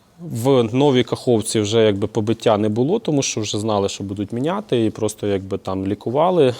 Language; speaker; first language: Ukrainian; native; Ukrainian